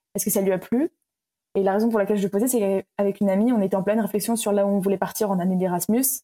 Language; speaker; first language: French; early bilingual, other home language; Romanian